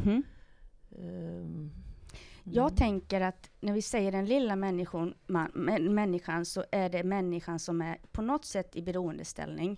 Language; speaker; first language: Swedish; native; Swedish